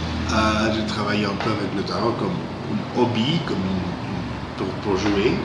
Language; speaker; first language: French; non-native, fluent; English